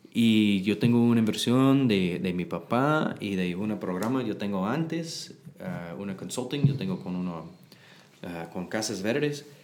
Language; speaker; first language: Spanish; non-native, learner; English